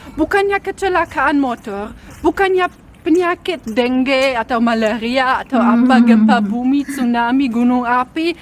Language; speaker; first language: Indonesian; non-native, fluent; German